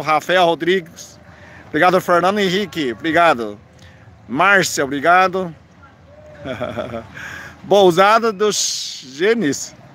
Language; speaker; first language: Portuguese; non-native, fluent; Chinese